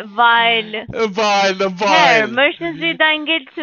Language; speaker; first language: German; non-native, learner; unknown